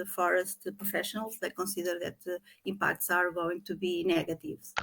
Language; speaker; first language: English; non-native, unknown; Portuguese